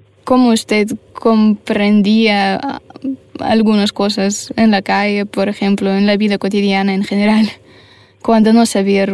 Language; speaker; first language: Spanish; non-native, fluent; Russian